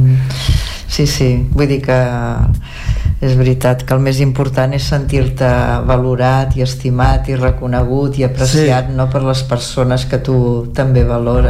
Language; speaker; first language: Catalan; native; Catalan